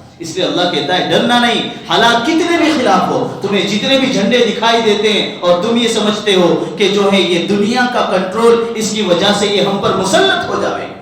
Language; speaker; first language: Urdu; non-native, local second language; Gujarati